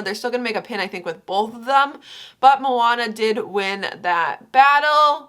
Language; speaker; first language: English; native; English